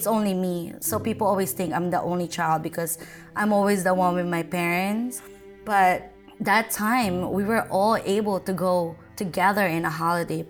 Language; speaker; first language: English; non-native, local second language; Filipino